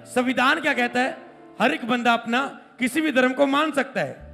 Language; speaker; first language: Hindi; non-native, local second language; Punjabi